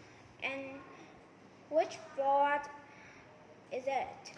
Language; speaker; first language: English; non-native, learner; Vietnamese